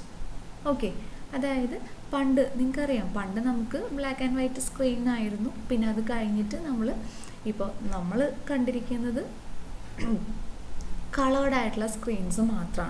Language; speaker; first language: Malayalam; native; Malayalam